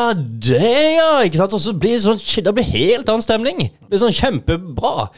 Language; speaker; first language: Norwegian; native; Norwegian